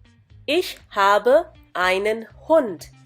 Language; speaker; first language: German; non-native, fluent; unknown